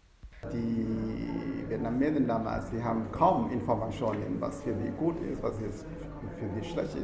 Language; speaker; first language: German; non-native, fluent; Vietnamese